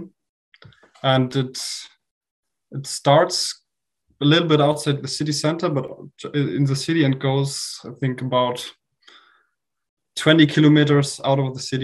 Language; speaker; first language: English; non-native, fluent; German